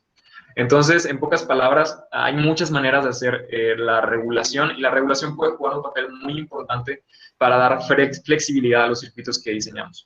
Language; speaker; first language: Spanish; native; Spanish